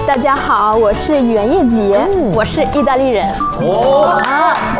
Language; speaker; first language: Chinese; non-native, fluent; Italian